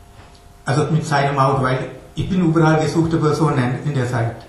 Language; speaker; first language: German; non-native, fluent; Tamil